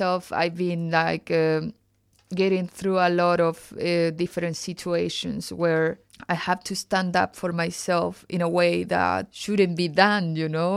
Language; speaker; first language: English; non-native, fluent; Spanish